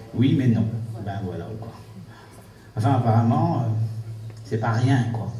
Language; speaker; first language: French; native; French